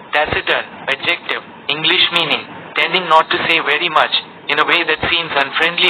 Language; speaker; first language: English; non-native, local second language; Bangla